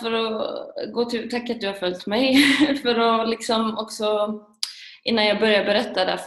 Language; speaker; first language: Swedish; early bilingual, other home language; Persian